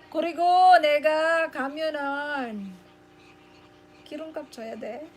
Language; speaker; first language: Korean; non-native, learner; Filipino